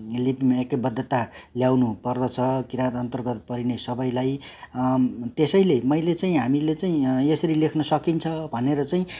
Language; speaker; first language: Nepali; non-native, local second language; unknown